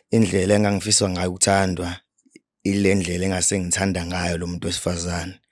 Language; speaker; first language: Zulu; native; Zulu